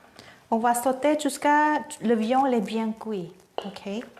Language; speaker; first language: French; non-native, learner; Thai